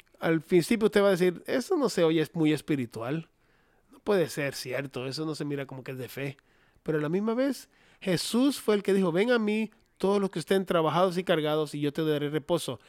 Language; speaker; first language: Spanish; non-native, fluent; English